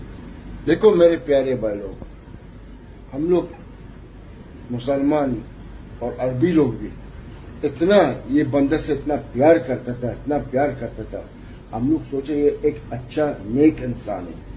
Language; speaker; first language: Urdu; non-native, learner; Arabic